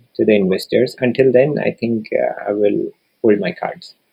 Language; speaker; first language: English; non-native, local second language; Hindi